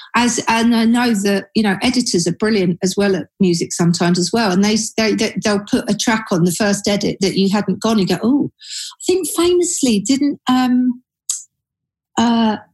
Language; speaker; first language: English; native; English